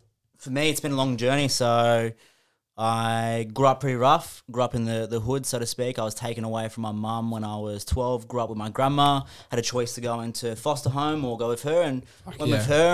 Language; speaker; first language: English; native; English